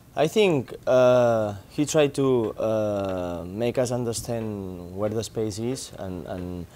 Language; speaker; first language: English; non-native, fluent; Spanish